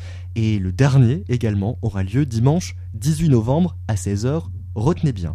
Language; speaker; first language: French; native; French